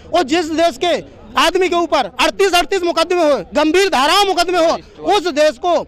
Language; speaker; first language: Hindi; native; Hindi